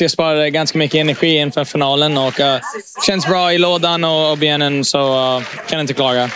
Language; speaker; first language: Swedish; early bilingual, heritage; English